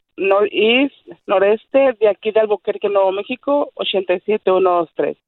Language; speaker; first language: Spanish; native; Spanish